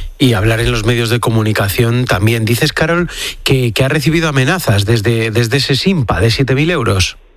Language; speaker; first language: Spanish; native; Spanish